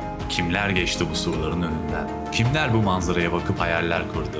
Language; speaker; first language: Turkish; native; Turkish